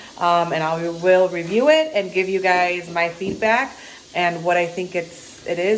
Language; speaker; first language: English; early bilingual, other home language; Spanish